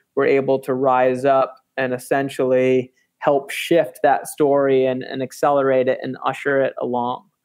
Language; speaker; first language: English; native; English